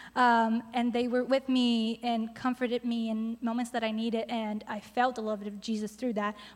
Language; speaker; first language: English; non-native, fluent; Portuguese